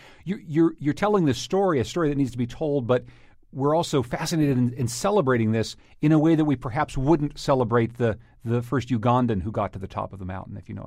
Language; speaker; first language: English; native; English